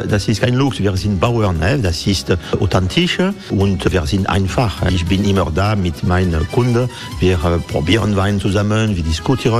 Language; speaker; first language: German; non-native, fluent; French